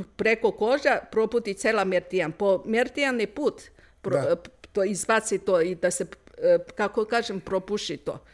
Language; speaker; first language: Serbian; non-native, learner; Chinese